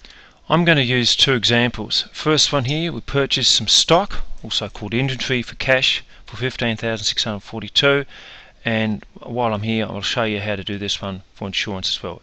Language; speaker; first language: English; native; English